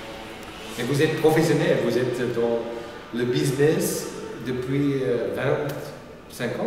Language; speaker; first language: French; non-native, learner; German